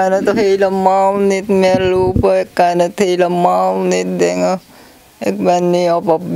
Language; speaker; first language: Dutch; non-native, local second language; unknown